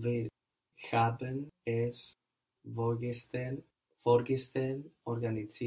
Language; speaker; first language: German; non-native, learner; English